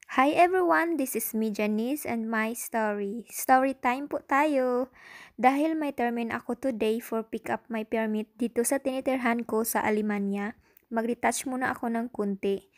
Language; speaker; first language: Filipino; non-native, local second language; Cebuano